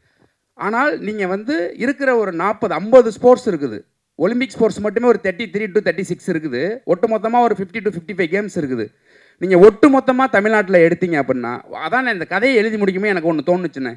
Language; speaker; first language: Tamil; native; Tamil